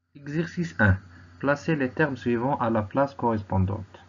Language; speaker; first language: French; non-native, local second language; Arabic